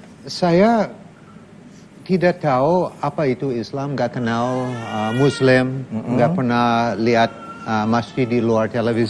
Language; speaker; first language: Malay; non-native, fluent; English